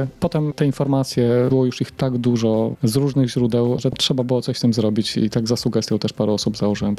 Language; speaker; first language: Polish; native; Polish